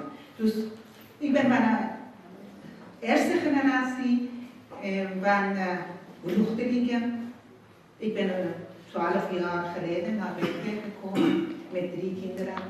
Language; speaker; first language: Dutch; non-native, fluent; Persian